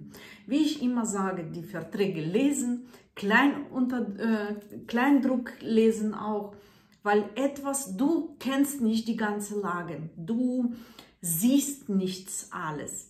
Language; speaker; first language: German; non-native, fluent; Russian